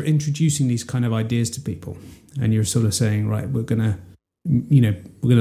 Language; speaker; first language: English; native; English